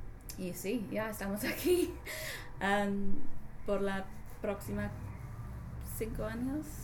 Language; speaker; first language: Spanish; non-native, learner; English